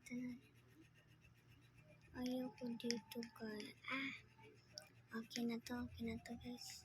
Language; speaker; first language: Filipino; non-native, local second language; Cebuano